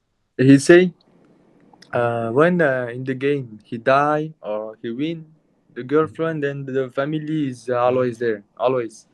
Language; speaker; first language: English; non-native, learner; Mongolian